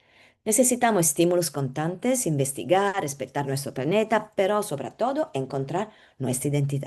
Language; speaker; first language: Spanish; non-native, learner; Italian